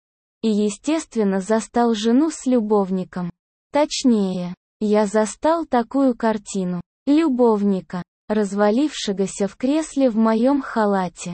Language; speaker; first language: Russian; native; Russian